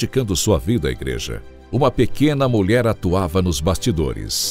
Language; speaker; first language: Portuguese; native; Portuguese